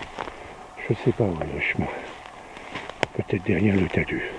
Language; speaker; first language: French; native; French